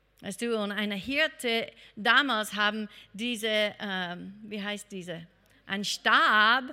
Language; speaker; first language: German; non-native, fluent; English